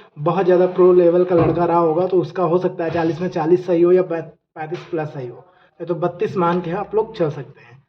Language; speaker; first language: Hindi; native; Hindi